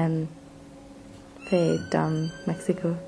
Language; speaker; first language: French; non-native, learner; English